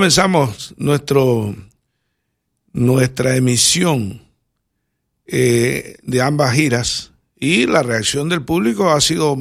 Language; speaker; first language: Spanish; native; Spanish